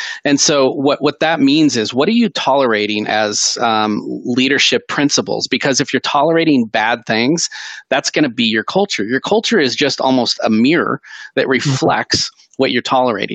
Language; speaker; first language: English; native; English